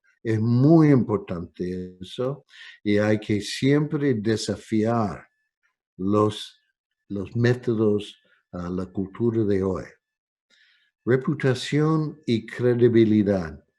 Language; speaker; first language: Spanish; non-native, fluent; English